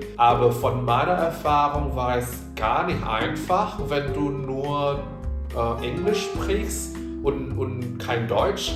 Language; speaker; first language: German; non-native, fluent; Indonesian